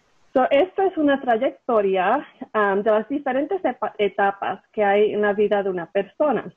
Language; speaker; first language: Spanish; early bilingual, heritage; Spanish